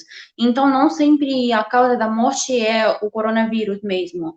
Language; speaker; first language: Portuguese; non-native, fluent; Russian